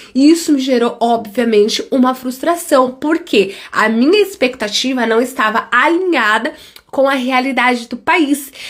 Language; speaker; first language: Portuguese; native; Portuguese